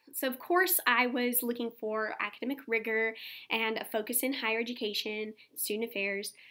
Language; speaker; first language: English; native; English